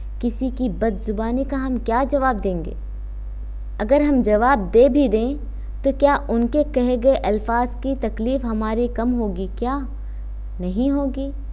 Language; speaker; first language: Urdu; native; Urdu